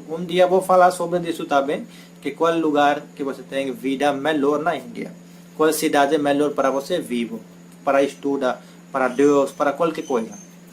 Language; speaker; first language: Portuguese; non-native, learner; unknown